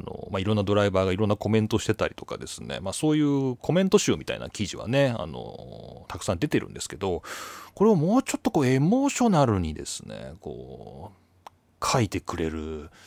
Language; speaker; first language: Japanese; native; Japanese